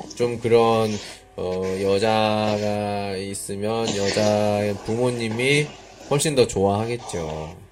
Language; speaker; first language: Korean; native; Korean